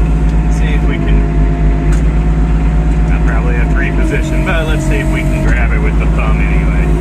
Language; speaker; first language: English; native; English